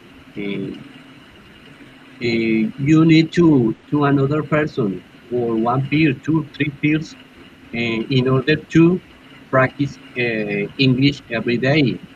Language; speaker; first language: English; non-native, learner; Spanish